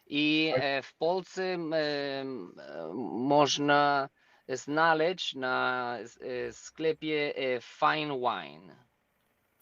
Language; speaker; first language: Polish; non-native, learner; Spanish